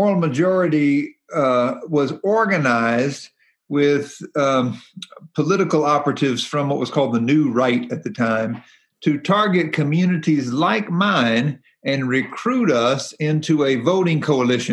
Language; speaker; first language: English; native; English